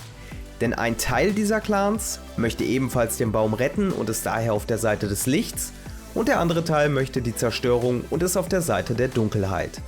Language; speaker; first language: German; native; German